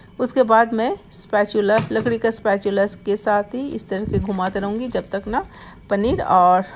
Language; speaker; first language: Hindi; non-native, local second language; Bangla